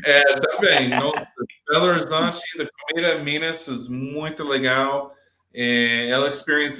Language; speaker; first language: Portuguese; non-native, learner; English